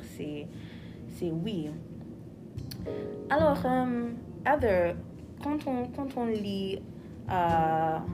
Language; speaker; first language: French; non-native, learner; English